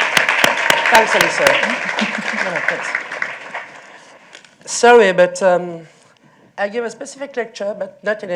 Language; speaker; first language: English; non-native, learner; French